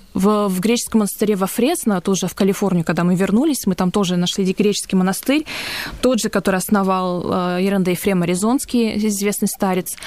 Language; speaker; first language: Russian; early bilingual, heritage; Russian